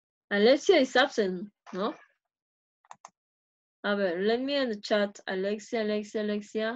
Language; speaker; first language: English; non-native, fluent; Spanish